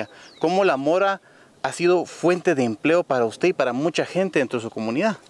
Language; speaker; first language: Spanish; native; Spanish